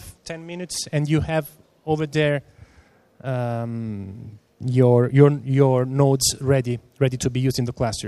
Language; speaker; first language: English; non-native, fluent; Italian